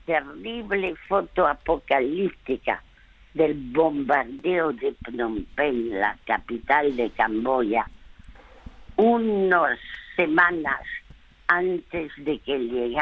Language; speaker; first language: Spanish; early bilingual, other home language; French